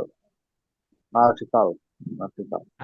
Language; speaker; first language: English; non-native, learner; Bangla